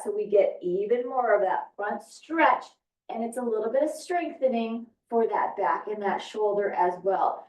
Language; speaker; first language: English; native; English